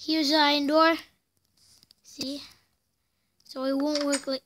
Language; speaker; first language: English; native; English